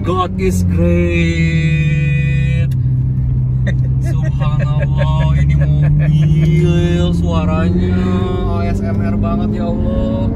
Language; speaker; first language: Indonesian; native; Indonesian